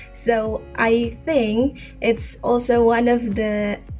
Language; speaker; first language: English; non-native, fluent; Indonesian